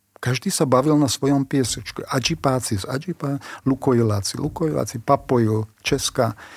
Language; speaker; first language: Slovak; non-native, local second language; Hungarian